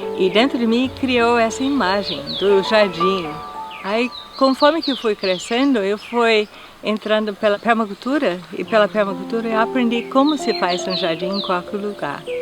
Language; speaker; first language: Portuguese; non-native, fluent; English